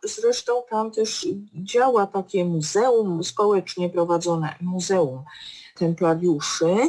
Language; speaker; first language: Polish; native; Polish